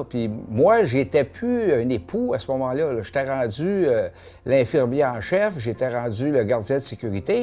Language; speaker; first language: French; native; French